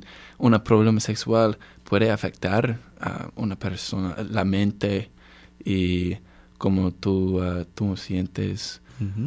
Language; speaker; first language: Spanish; non-native, learner; English